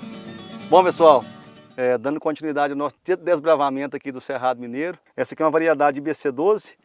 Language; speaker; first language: Portuguese; native; Portuguese